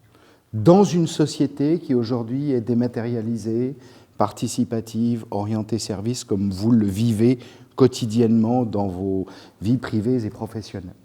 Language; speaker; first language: French; native; French